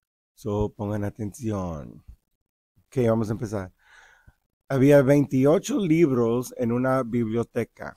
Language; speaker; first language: Spanish; early bilingual, heritage; Spanish